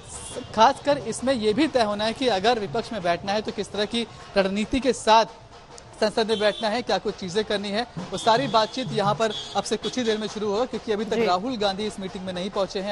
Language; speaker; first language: Hindi; native; Hindi